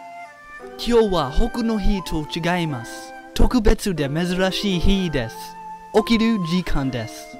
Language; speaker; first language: Japanese; non-native, learner; English